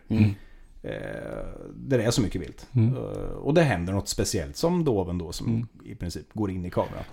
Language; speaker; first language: Swedish; native; Swedish